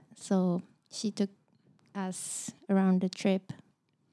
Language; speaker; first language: English; non-native, learner; Japanese